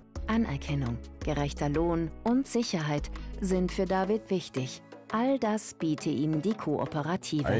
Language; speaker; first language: German; native; German